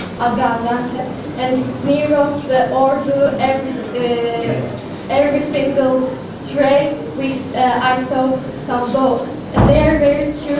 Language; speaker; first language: English; non-native, learner; Turkish